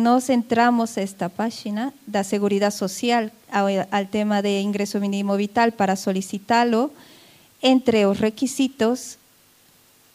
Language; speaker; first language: Spanish; native; Spanish